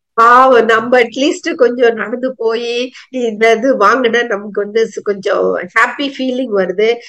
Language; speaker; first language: Tamil; native; Tamil